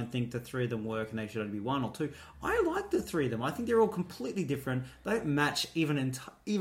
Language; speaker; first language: English; native; English